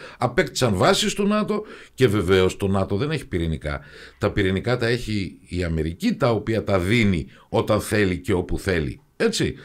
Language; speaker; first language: Greek; native; Greek